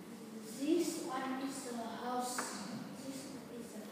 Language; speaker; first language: English; non-native, learner; Vietnamese